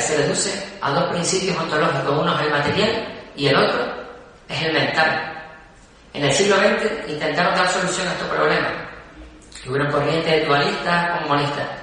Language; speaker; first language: Spanish; native; Spanish